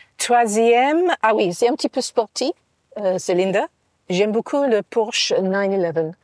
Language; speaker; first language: French; non-native, fluent; English